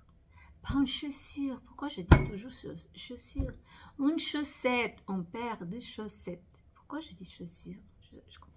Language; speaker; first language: French; non-native, fluent; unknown